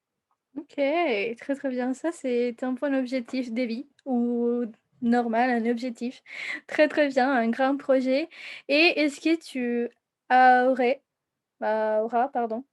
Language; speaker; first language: French; non-native, fluent; Spanish